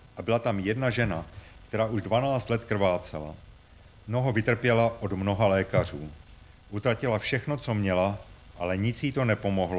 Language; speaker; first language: Czech; native; Czech